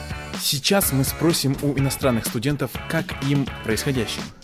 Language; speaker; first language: Russian; native; Russian